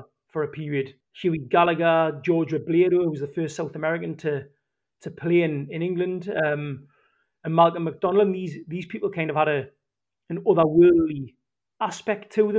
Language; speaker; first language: English; native; English